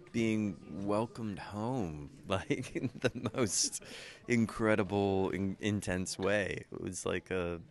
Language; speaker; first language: English; native; English